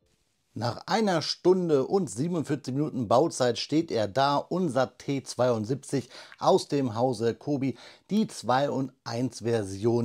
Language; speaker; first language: German; native; German